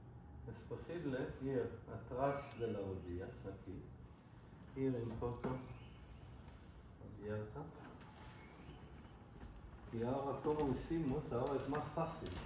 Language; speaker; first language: Spanish; non-native, learner; English